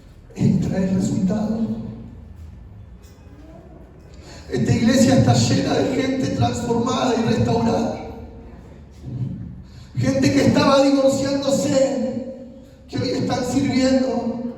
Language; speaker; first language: Spanish; native; Spanish